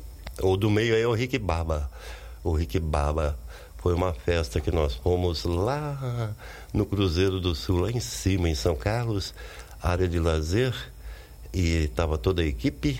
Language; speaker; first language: Portuguese; native; Portuguese